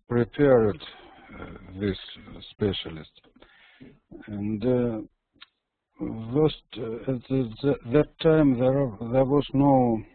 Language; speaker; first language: English; non-native, learner; Russian